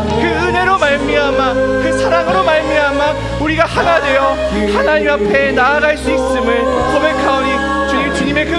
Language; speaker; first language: Korean; native; Korean